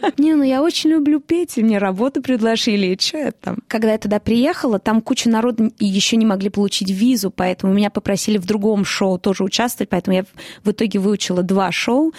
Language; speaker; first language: Russian; early bilingual, heritage; Russian